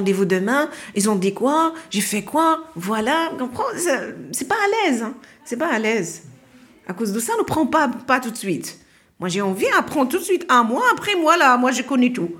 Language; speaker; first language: French; non-native, learner; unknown